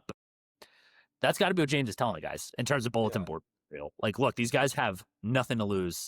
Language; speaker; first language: English; native; English